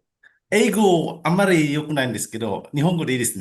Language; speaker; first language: Japanese; non-native, learner; Indonesian